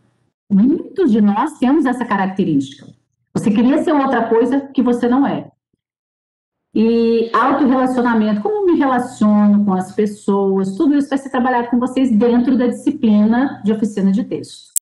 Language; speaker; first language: Portuguese; native; Portuguese